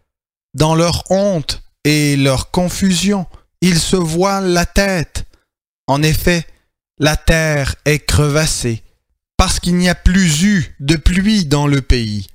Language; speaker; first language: French; native; French